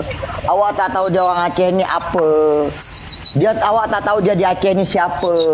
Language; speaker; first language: Malay; native; Malay